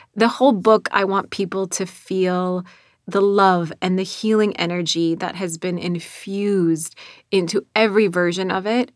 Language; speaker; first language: English; native; English